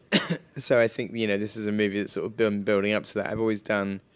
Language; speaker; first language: English; native; English